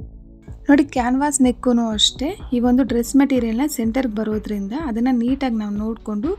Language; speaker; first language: Kannada; native; Kannada